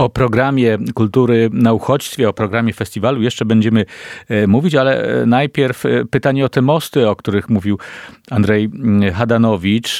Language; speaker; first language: Polish; native; Polish